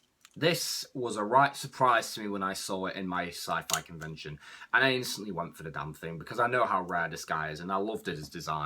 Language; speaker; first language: English; native; English